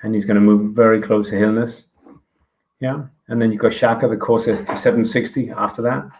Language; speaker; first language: English; non-native, fluent; Danish